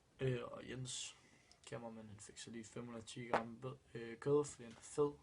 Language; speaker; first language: Danish; native; Danish